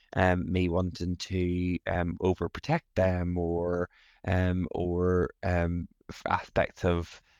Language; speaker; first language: English; native; English